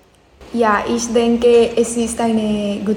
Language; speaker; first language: German; non-native, learner; Spanish